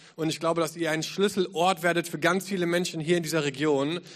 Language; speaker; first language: German; native; German